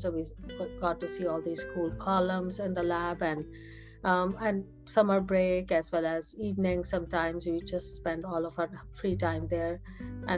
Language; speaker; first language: English; non-native, local second language; Hindi